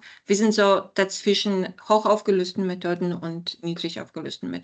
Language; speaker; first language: German; non-native, fluent; Polish